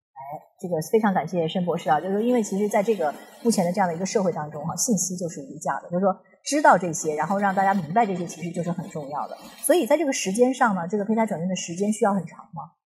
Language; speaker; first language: Chinese; native; Chinese